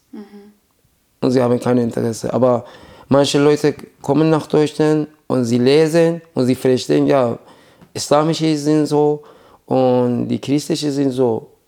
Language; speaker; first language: German; non-native, learner; Persian